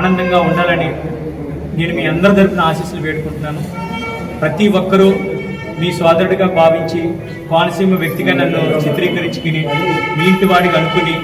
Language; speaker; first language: Telugu; native; Telugu